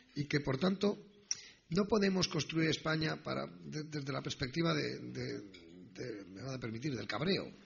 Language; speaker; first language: Spanish; native; Spanish